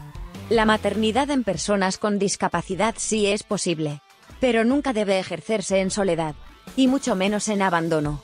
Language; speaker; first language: Spanish; native; Spanish